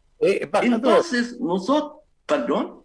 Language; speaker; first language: Spanish; non-native, fluent; Arabic